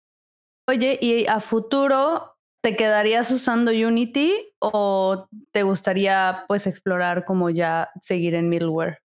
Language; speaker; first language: Spanish; native; Spanish